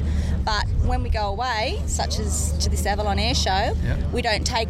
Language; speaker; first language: English; native; English